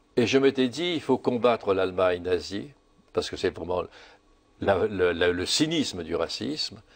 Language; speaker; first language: French; native; French